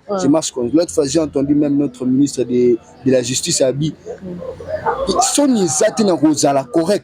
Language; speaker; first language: French; non-native, local second language; Lingala